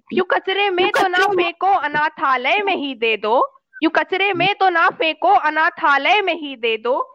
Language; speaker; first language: Hindi; native; Hindi